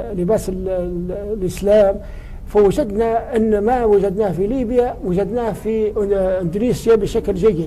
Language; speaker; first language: Arabic; native; Arabic